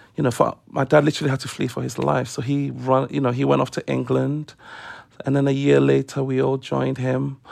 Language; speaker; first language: English; non-native, local second language; Akan